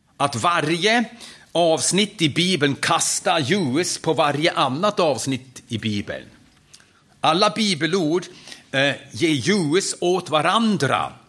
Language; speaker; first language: Swedish; non-native, fluent; German